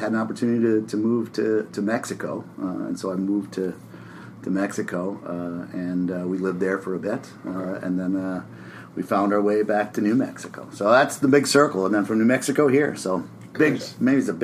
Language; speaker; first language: English; native; English